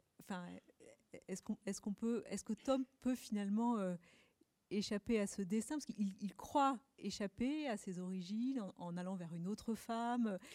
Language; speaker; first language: French; native; French